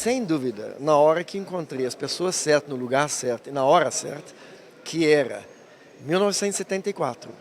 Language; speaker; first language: Portuguese; non-native, fluent; German